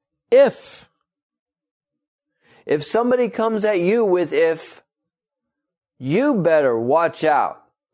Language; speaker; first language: English; native; English